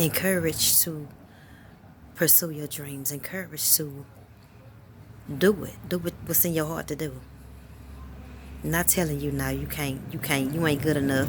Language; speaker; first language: English; native; English